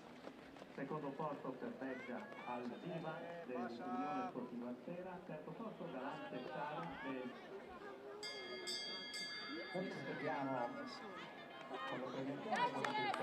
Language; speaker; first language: Italian; native; Italian